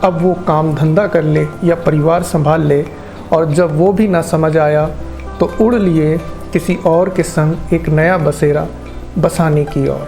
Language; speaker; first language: Hindi; native; Hindi